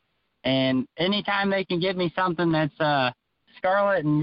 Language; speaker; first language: English; native; English